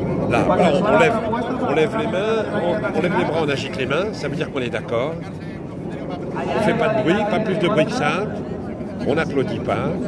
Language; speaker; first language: French; native; French